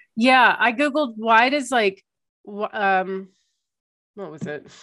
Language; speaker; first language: English; native; English